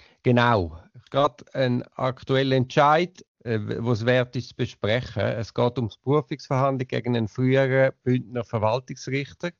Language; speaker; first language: German; native; German